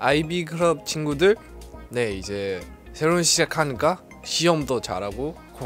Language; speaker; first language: Korean; non-native, learner; Chinese